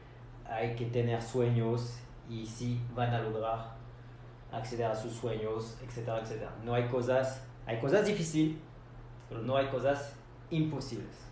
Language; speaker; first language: Spanish; non-native, fluent; French